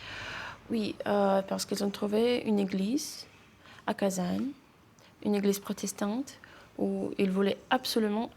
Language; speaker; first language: French; non-native, fluent; Russian